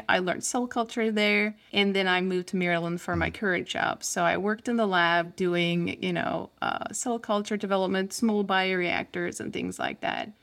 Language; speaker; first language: English; non-native, fluent; Turkish